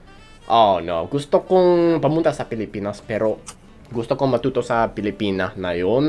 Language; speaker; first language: Filipino; non-native, learner; English